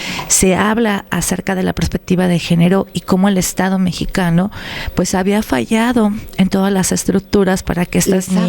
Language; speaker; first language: Spanish; native; Spanish